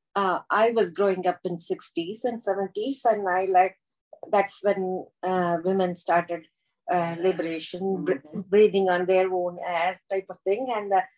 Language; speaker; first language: English; non-native, local second language; Tamil